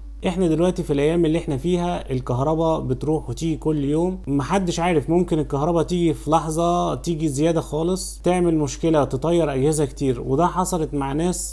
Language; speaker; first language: Arabic; native; Arabic